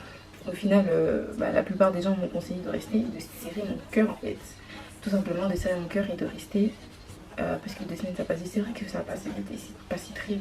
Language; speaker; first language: French; native; French